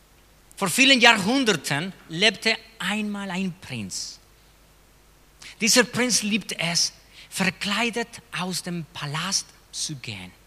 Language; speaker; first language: German; non-native, fluent; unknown